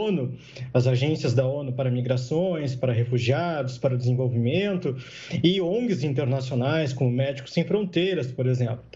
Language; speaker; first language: Portuguese; native; Portuguese